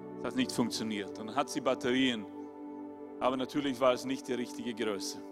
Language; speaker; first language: German; non-native, fluent; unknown